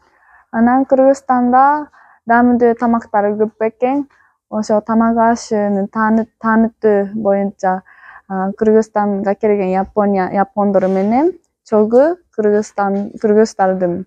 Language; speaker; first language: Kyrgyz; non-native, fluent; Japanese